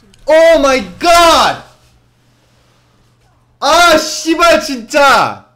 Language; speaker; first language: Korean; non-native, fluent; Russian